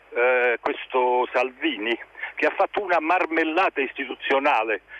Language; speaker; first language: Italian; native; Italian